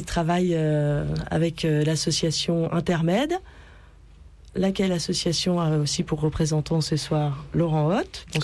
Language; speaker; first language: French; native; French